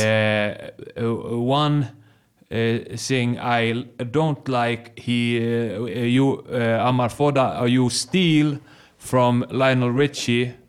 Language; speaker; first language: English; non-native, fluent; Swedish